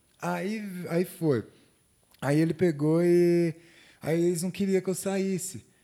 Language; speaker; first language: Portuguese; native; Portuguese